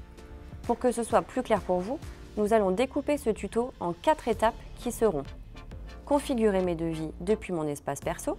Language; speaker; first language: French; native; French